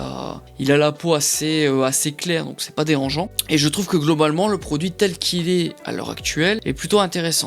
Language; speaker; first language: French; native; French